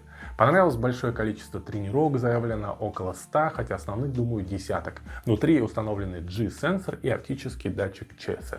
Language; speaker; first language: Russian; native; Russian